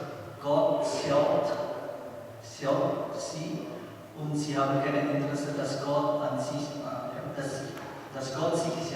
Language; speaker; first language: German; non-native, learner; Indonesian